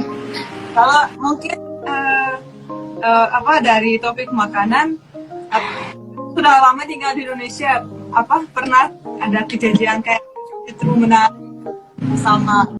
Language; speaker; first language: Indonesian; non-native, fluent; Russian